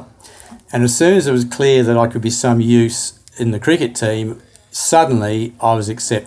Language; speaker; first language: English; native; English